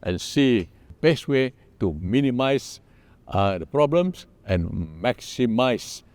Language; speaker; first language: English; non-native, local second language; Malay